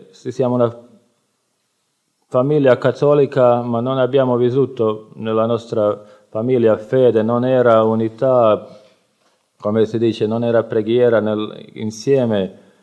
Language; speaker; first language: Italian; non-native, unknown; Bosnian